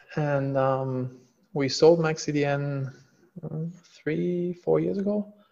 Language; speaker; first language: English; non-native, fluent; German